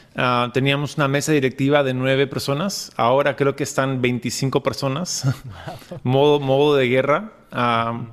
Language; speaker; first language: Spanish; native; Spanish